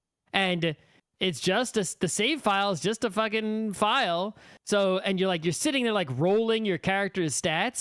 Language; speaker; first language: English; native; English